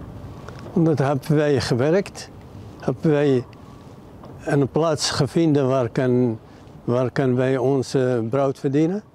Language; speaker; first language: Dutch; non-native, learner; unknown